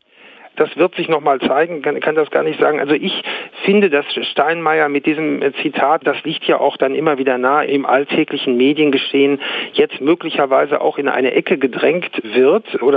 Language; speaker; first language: German; native; German